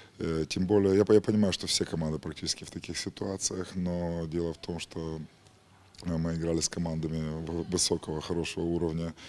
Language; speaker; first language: Russian; native; Russian